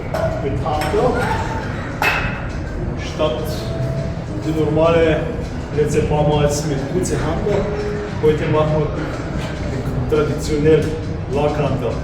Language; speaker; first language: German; non-native, fluent; Bulgarian